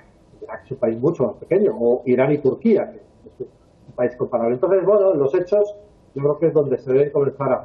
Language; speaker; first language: Spanish; native; Spanish